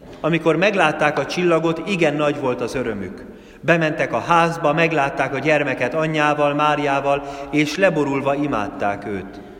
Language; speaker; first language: Hungarian; native; Hungarian